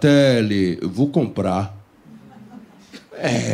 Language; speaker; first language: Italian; non-native, fluent; Portuguese